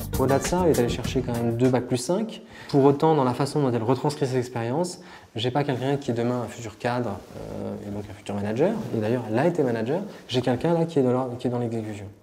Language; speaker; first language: French; native; French